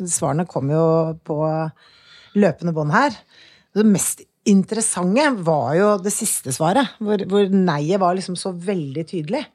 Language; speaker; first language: Norwegian; native; Norwegian